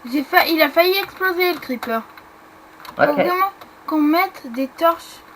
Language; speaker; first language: French; native; French